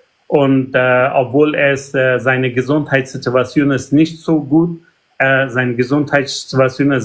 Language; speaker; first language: German; non-native, learner; Persian